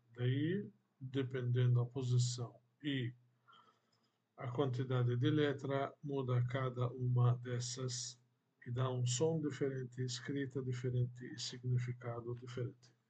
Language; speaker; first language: Portuguese; non-native, fluent; Arabic